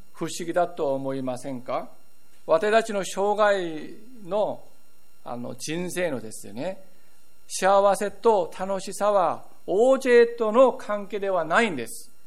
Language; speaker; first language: Japanese; non-native, fluent; Korean